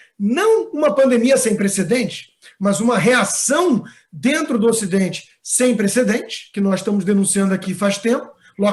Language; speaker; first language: Portuguese; native; Portuguese